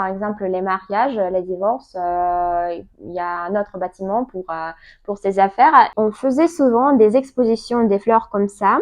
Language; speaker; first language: French; non-native, learner; Russian